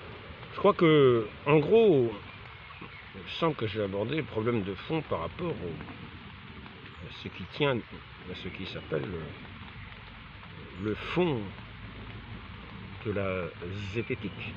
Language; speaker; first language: French; native; French